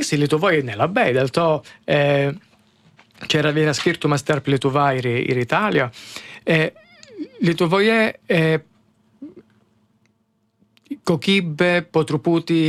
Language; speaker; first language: Lithuanian; non-native, learner; Italian